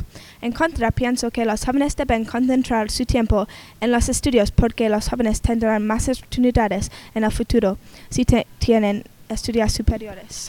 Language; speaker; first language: Spanish; non-native, learner; English